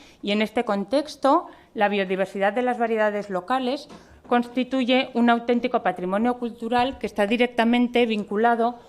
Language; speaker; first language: Spanish; native; Spanish